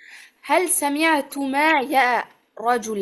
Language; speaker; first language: Arabic; non-native, learner; Uzbek